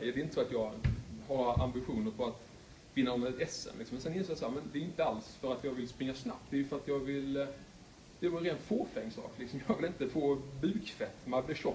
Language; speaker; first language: Swedish; native; Swedish